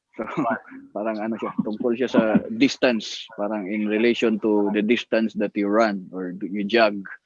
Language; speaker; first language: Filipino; non-native, local second language; Cebuano